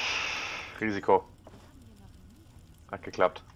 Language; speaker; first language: German; native; German